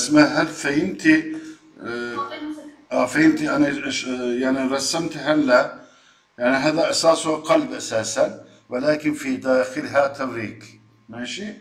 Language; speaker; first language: Arabic; non-native, fluent; Turkish